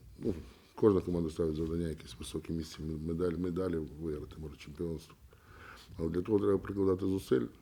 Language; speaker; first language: Ukrainian; native; Ukrainian